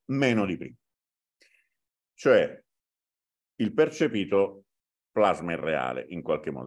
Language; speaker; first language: Italian; native; Italian